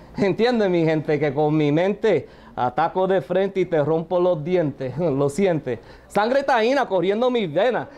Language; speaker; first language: Spanish; early bilingual, heritage; Spanish